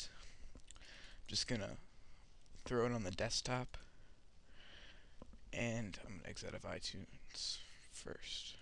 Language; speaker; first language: English; native; English